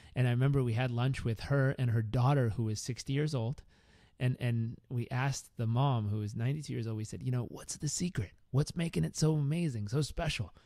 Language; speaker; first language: English; native; English